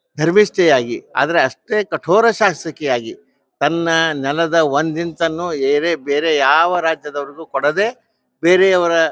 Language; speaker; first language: Kannada; non-native, local second language; Marathi